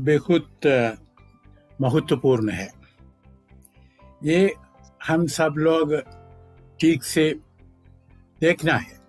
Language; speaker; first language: Hindi; non-native, fluent; Malayalam